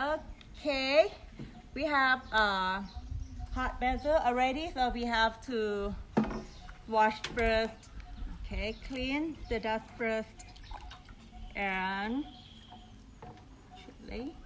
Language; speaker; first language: English; non-native, learner; Thai